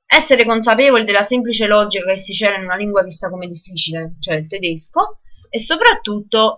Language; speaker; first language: Italian; non-native, local second language; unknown